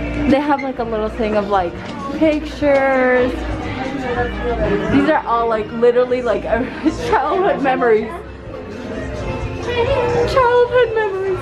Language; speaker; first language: English; early bilingual, other home language; Spanish